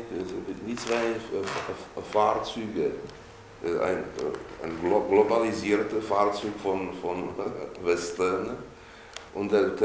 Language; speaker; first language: German; non-native, fluent; Czech